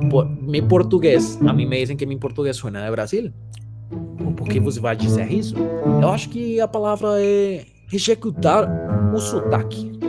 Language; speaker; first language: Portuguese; non-native, learner; Spanish